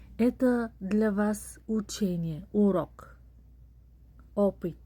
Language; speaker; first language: Russian; non-native, learner; Bulgarian